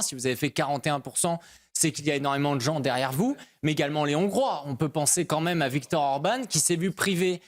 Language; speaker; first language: French; native; French